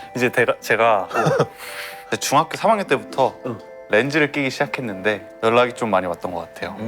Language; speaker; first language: Korean; native; Korean